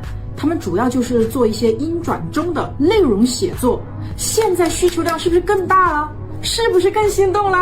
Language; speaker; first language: Chinese; native; Chinese